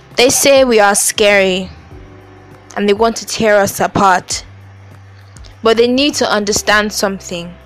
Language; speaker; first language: English; non-native, local second language; Yoruba